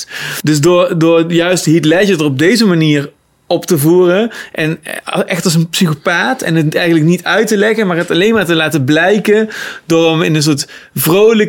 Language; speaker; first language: Dutch; native; Dutch